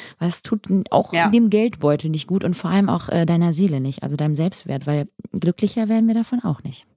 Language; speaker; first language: German; early bilingual, other home language; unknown